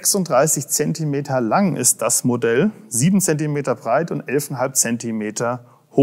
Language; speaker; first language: German; native; German